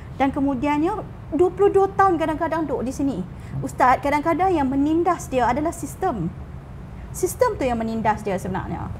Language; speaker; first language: Malay; native; Malay